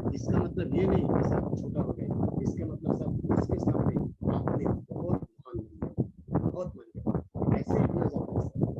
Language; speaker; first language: Hindi; non-native, local second language; Bangla